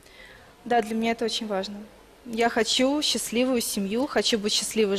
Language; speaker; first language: Russian; native; Russian